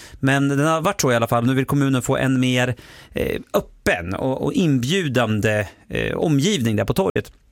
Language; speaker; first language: Swedish; native; Swedish